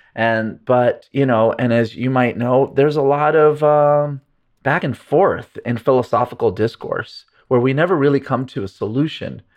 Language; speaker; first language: English; early bilingual, other home language; Arabic